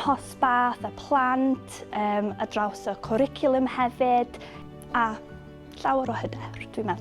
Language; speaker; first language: Welsh; non-native, local second language; English